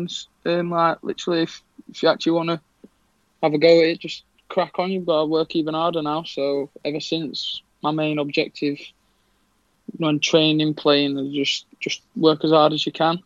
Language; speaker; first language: English; native; English